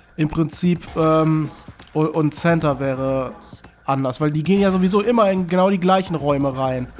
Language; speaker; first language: German; native; German